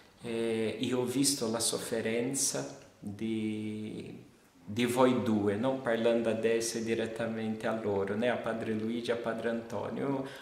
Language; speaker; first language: Italian; non-native, fluent; Portuguese